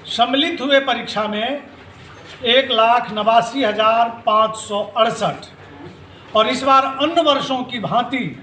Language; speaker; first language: Hindi; native; Hindi